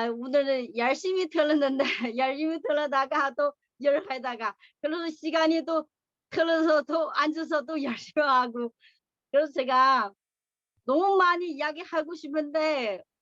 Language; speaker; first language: Korean; non-native, learner; Chinese